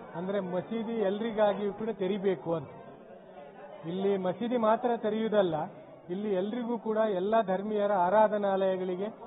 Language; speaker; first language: Kannada; non-native, local second language; Urdu